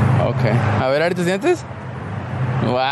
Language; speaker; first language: Spanish; early bilingual, heritage; English